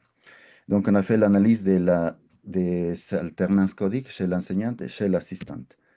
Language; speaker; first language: French; non-native, fluent; Spanish